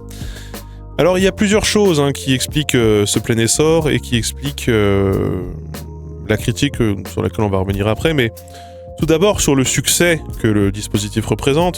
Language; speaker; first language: French; native; French